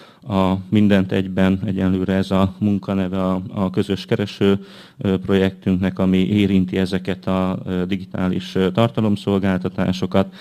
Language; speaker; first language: Hungarian; native; Hungarian